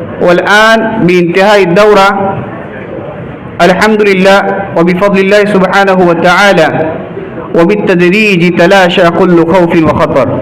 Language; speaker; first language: Arabic; non-native, fluent; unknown